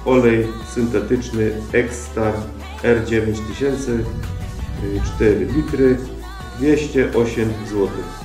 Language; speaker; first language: Polish; native; Polish